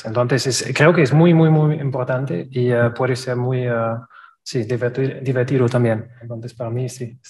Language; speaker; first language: Spanish; non-native, learner; German